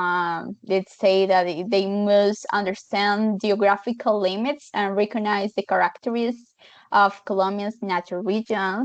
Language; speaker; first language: English; non-native, fluent; Spanish